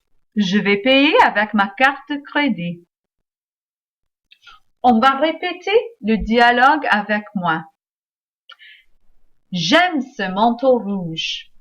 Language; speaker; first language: French; non-native, fluent; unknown